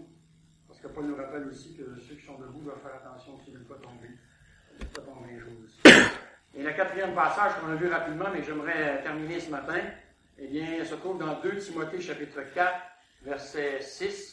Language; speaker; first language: French; native; French